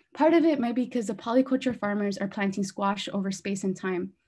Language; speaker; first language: English; native; English